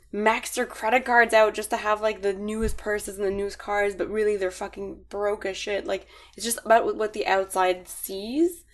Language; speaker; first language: English; early bilingual, other home language; Arabic